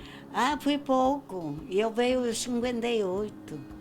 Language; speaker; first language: Portuguese; non-native, learner; Italian